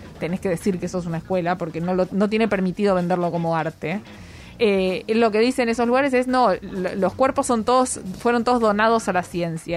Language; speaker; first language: Spanish; native; Spanish